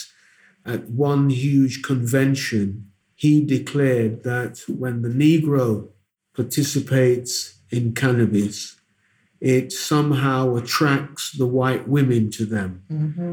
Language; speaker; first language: English; non-native, local second language; Akan